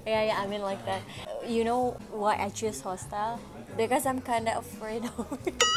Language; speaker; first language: English; non-native, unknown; Indonesian